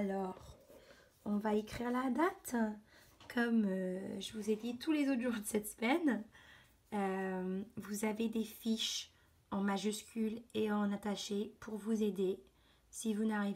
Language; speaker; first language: French; native; French